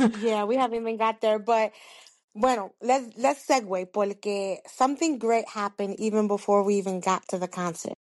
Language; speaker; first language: English; early bilingual, other home language; Spanish